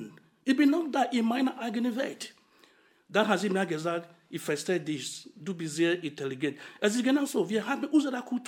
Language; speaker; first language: German; non-native, fluent; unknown